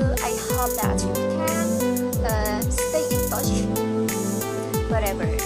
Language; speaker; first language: English; non-native, learner; Indonesian